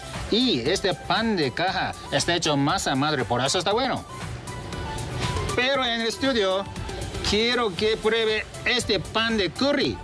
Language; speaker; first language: Spanish; non-native, fluent; Japanese